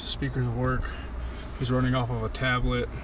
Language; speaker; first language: English; native; English